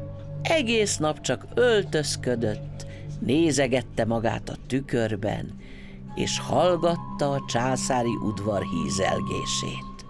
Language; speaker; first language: Hungarian; native; Hungarian